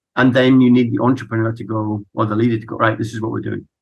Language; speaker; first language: English; native; English